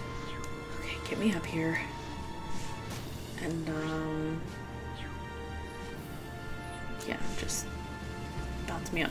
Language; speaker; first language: English; native; English